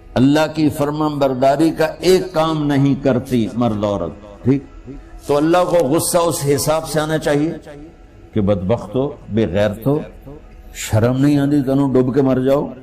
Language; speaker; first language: Urdu; non-native, local second language; Punjabi